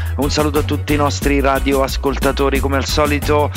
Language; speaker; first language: Italian; native; Italian